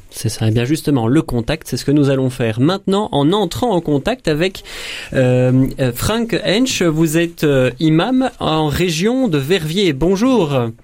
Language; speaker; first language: French; native; French